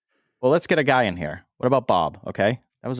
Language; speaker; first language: English; native; English